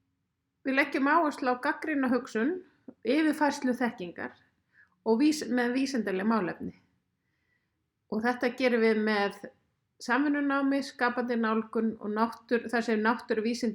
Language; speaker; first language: Icelandic; native; Icelandic